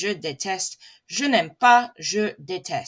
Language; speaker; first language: French; non-native, fluent; English